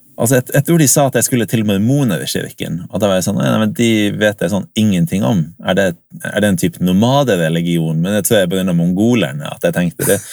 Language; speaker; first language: Norwegian; early bilingual, other home language; English